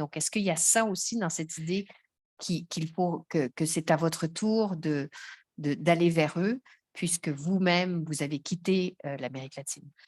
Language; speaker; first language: French; native; French